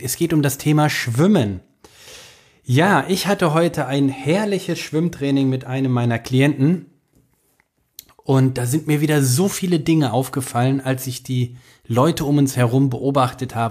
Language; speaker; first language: German; native; German